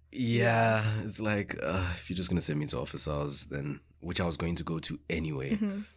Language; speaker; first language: English; non-native, local second language; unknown